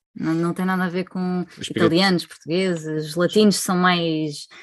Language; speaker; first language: Portuguese; native; Portuguese